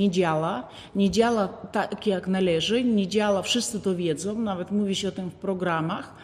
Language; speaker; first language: Polish; non-native, fluent; Ukrainian